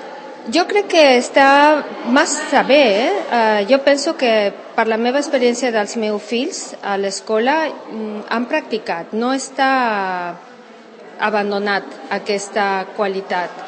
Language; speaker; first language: Catalan; non-native, local second language; Spanish